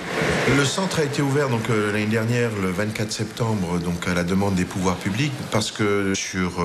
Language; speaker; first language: French; native; French